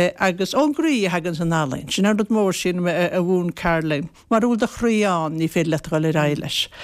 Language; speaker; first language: Irish; native; Irish